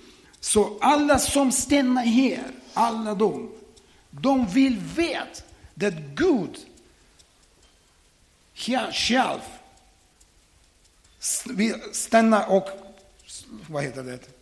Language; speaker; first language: Swedish; non-native, learner; Ukrainian